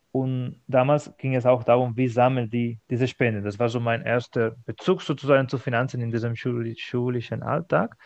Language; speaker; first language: German; non-native, fluent; Spanish